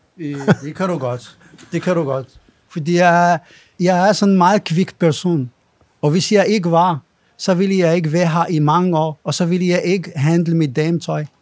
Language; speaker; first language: Danish; non-native, fluent; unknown